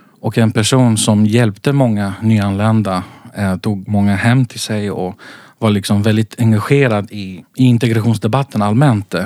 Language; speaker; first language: Swedish; early bilingual, other home language; Central Kurdish